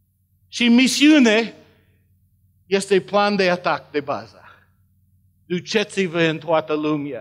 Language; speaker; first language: Romanian; non-native, learner; English